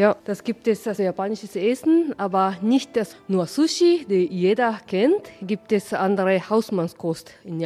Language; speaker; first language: German; non-native, learner; Japanese